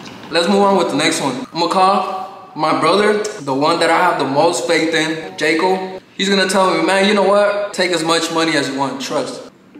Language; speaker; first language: English; early bilingual, other home language; Spanish